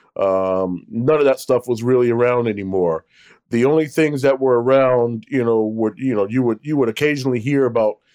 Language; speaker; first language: English; native; English